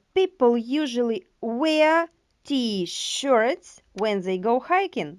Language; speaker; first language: English; non-native, fluent; Ukrainian